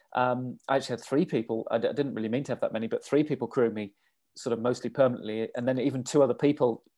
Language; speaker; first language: English; native; English